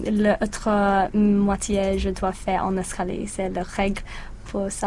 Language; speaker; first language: French; non-native, learner; English